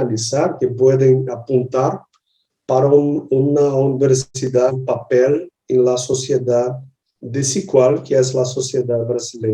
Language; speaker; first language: Spanish; non-native, learner; Portuguese